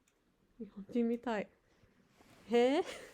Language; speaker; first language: Japanese; non-native, learner; English